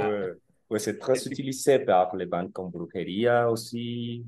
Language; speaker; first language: French; non-native, learner; Spanish